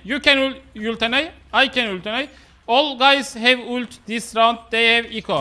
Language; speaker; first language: English; non-native, learner; Turkish